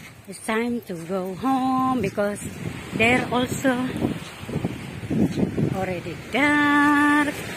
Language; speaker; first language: English; non-native, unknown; Indonesian